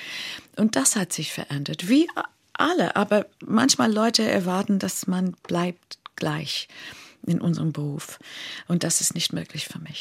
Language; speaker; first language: German; non-native, fluent; English